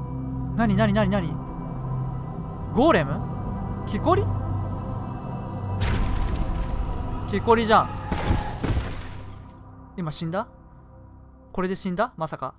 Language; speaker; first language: Japanese; native; Japanese